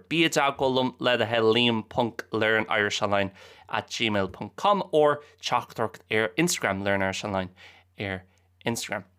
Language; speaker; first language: Irish; native; Irish